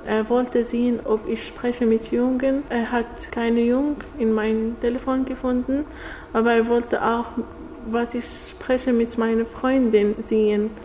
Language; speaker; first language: German; non-native, learner; Arabic